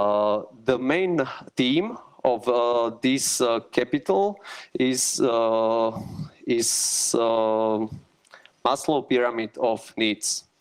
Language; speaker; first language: English; non-native, learner; Slovak